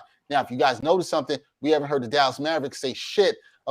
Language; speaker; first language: English; native; English